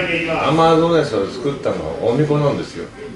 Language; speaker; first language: Japanese; native; Japanese